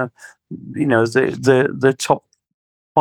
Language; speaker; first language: English; native; English